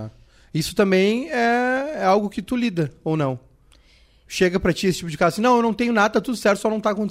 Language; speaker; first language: Portuguese; native; Portuguese